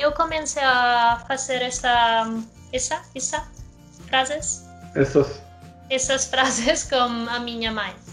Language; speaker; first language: Portuguese; non-native, learner; Spanish